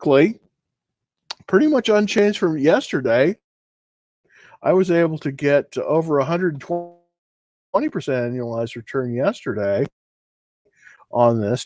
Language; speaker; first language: English; native; English